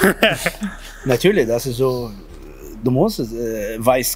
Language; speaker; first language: German; non-native, learner; Portuguese